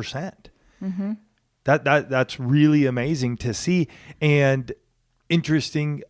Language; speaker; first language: English; native; English